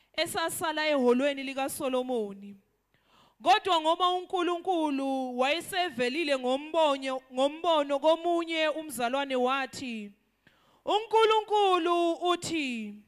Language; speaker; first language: Zulu; native; Zulu